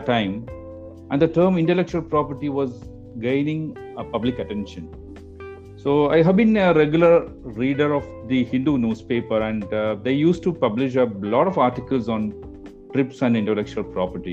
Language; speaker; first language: English; non-native, local second language; Malayalam